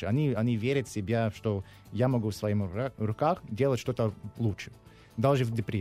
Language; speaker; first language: Russian; non-native, learner; English